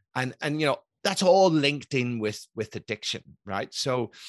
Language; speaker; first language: English; native; English